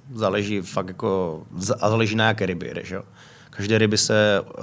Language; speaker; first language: Czech; native; Czech